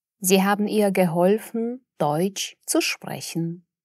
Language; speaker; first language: German; non-native, fluent; Russian